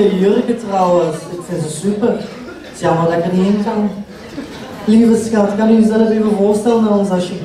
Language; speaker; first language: Dutch; native; Dutch